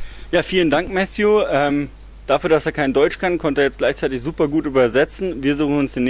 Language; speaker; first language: German; native; German